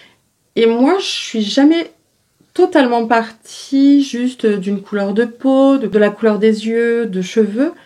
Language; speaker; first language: French; native; French